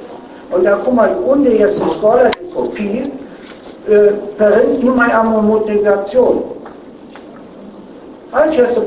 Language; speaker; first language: Romanian; non-native, learner; German